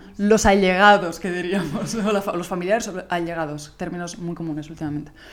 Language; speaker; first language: Spanish; non-native, fluent; Italian